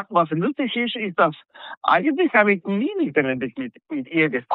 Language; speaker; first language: German; non-native, fluent; Spanish